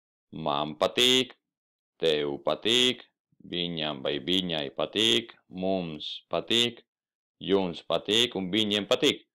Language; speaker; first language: Latvian; non-native, fluent; Spanish